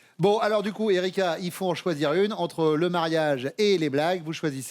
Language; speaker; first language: French; native; French